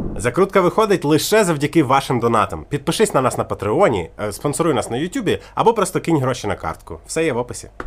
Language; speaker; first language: Ukrainian; native; Ukrainian